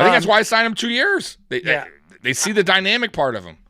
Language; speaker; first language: English; native; English